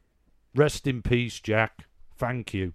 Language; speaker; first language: English; native; English